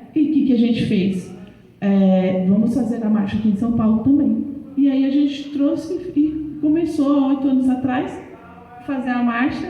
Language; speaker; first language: Portuguese; native; Portuguese